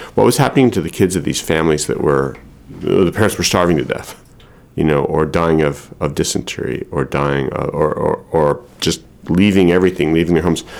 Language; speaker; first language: English; native; English